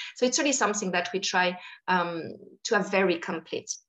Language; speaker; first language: English; non-native, fluent; French